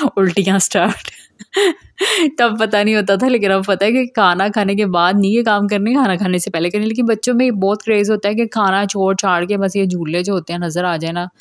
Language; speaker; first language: Urdu; non-native, local second language; Punjabi